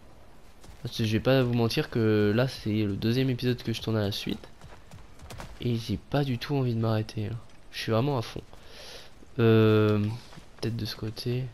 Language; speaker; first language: French; native; French